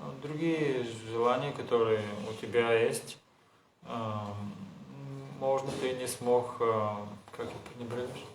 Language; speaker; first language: Russian; non-native, learner; Bulgarian